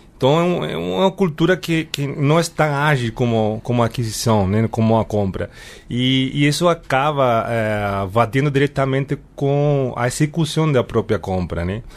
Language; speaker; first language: Portuguese; non-native, fluent; Spanish